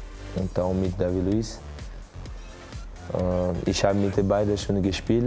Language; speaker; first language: German; non-native, learner; Portuguese